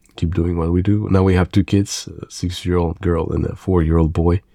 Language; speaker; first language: English; non-native, fluent; Spanish